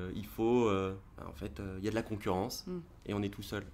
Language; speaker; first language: French; native; French